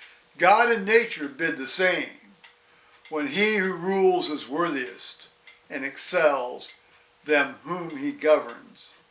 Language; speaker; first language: English; native; English